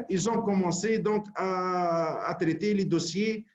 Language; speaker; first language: French; non-native, local second language; Arabic